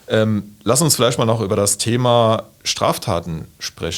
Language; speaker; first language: German; native; German